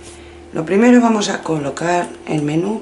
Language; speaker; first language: Spanish; native; Spanish